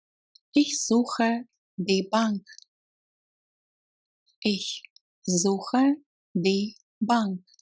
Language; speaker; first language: German; non-native, fluent; Russian